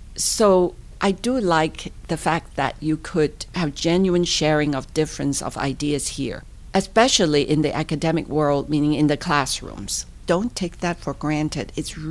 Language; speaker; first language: English; non-native, local second language; Cantonese